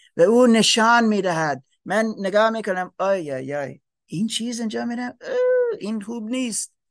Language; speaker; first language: Persian; non-native, fluent; English